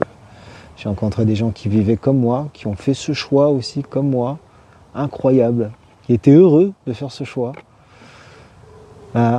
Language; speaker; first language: French; native; French